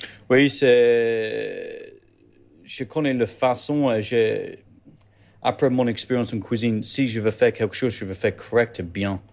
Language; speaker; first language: French; non-native, learner; English